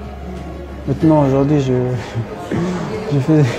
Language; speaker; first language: French; non-native, learner; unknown